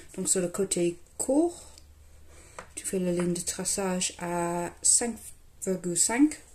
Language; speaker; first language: French; non-native, learner; English